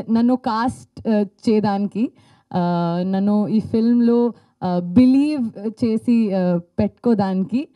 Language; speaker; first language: Telugu; non-native, learner; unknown